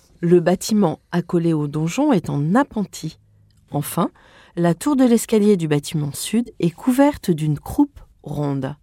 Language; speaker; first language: French; native; French